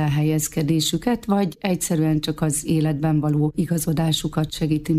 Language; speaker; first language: Hungarian; native; Hungarian